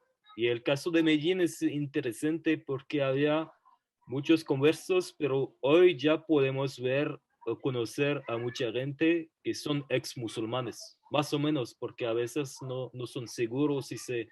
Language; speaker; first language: Spanish; non-native, fluent; French